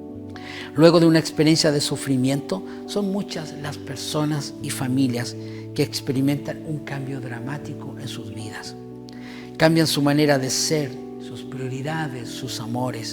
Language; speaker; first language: Spanish; native; Spanish